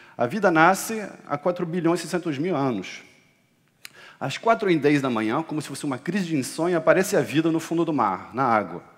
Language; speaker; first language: Portuguese; non-native, fluent; French